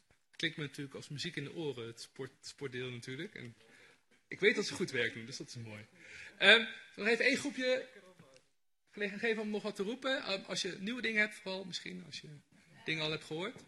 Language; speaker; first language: Dutch; native; Dutch